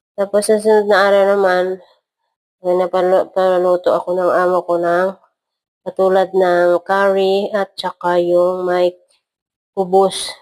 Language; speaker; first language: Filipino; non-native, local second language; Hiligaynon